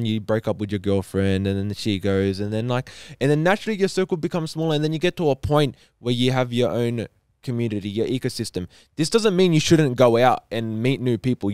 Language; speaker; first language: English; native; English